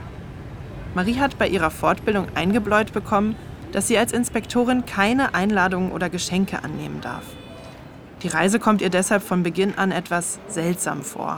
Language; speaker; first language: German; native; German